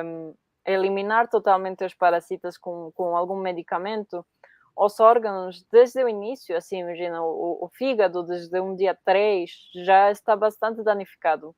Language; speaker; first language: Portuguese; non-native, fluent; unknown